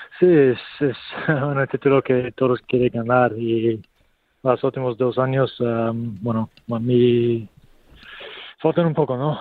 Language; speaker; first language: Spanish; non-native, learner; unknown